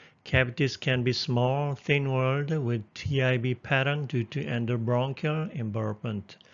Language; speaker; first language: English; non-native, fluent; Korean